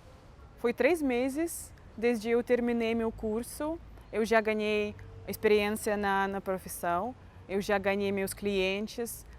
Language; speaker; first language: Portuguese; non-native, fluent; Russian